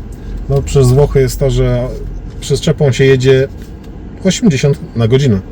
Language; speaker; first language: Polish; native; Polish